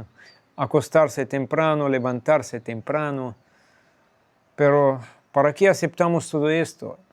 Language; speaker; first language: Spanish; non-native, fluent; Russian